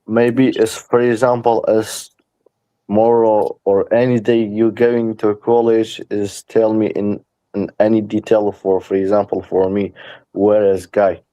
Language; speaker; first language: English; non-native, learner; Persian